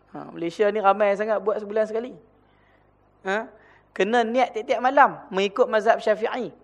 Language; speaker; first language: Malay; native; Malay